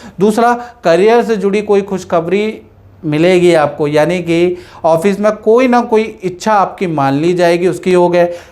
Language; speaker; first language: Hindi; native; Hindi